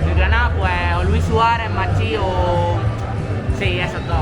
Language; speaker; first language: Spanish; native; Spanish